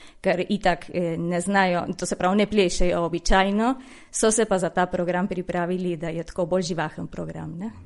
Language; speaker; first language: Slovenian; early bilingual, heritage; Slovenian